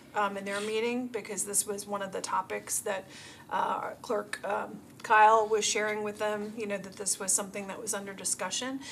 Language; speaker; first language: English; native; English